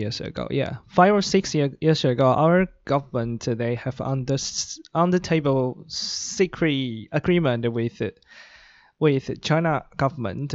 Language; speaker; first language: English; non-native, fluent; Chinese